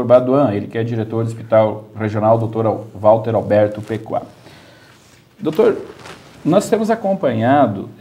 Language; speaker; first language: Portuguese; native; Portuguese